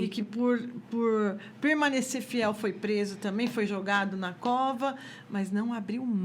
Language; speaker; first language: Portuguese; native; Portuguese